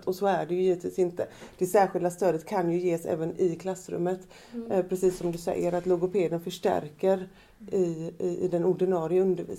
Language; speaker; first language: Swedish; native; Swedish